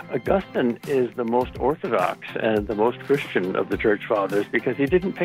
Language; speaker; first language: English; native; English